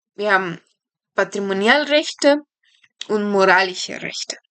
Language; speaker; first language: German; non-native, learner; Spanish